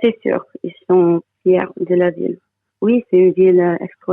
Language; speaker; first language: French; non-native, fluent; English